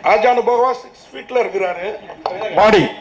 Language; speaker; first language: Tamil; native; Tamil